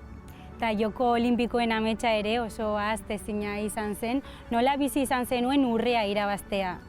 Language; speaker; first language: Basque; native; Basque